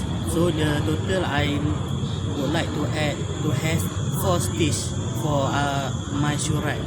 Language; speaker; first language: English; non-native, learner; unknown